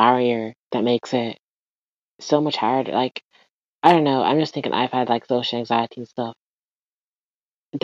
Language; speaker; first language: English; native; English